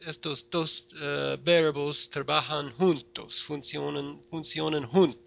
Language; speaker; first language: Spanish; non-native, fluent; English